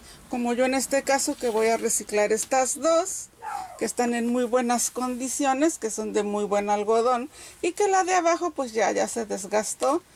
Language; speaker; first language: Spanish; native; Spanish